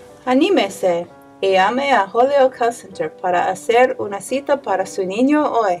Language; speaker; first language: Spanish; non-native, learner; English